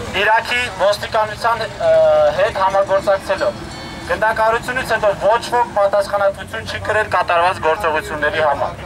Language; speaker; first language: Armenian; non-native, local second language; Kurdish